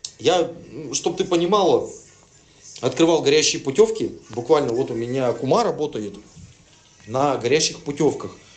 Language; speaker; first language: Russian; native; Russian